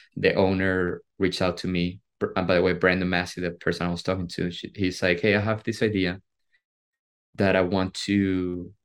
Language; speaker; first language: English; non-native, fluent; Spanish